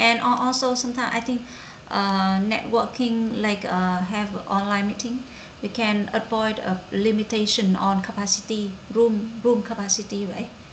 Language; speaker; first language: English; non-native, learner; Vietnamese